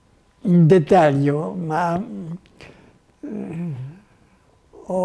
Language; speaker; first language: Italian; non-native, fluent; Polish